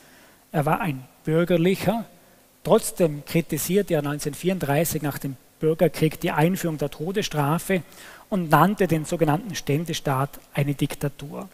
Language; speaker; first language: German; native; German